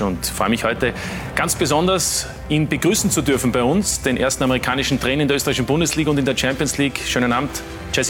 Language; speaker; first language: German; native; German